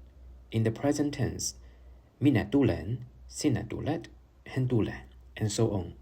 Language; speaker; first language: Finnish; non-native, learner; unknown